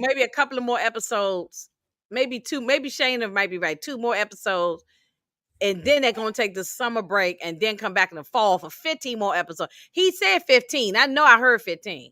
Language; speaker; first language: English; native; English